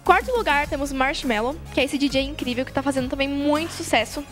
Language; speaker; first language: Portuguese; native; Portuguese